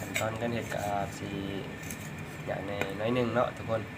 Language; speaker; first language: Thai; non-native, local second language; Northeastern Thai